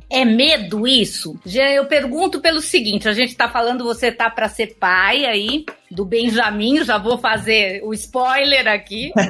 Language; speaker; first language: Portuguese; native; Portuguese